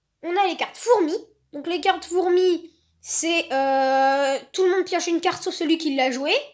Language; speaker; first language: French; native; French